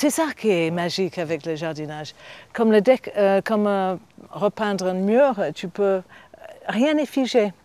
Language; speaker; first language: French; non-native, fluent; English